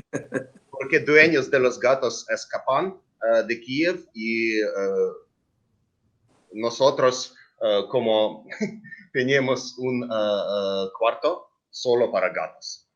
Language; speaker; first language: Spanish; non-native, learner; Ukrainian